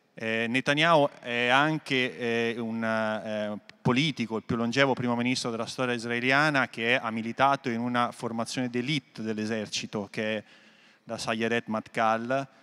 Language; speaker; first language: Italian; native; Italian